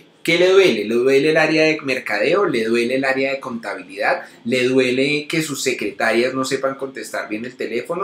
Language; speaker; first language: Spanish; native; Spanish